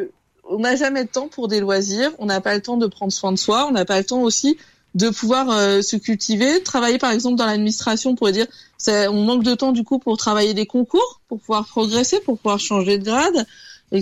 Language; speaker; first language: French; native; French